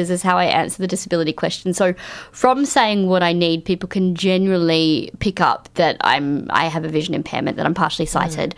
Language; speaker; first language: English; native; English